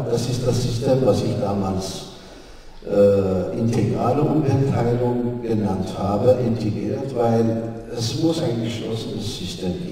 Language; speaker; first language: German; non-native, fluent; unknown